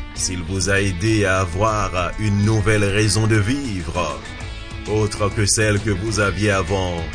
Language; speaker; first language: French; native; French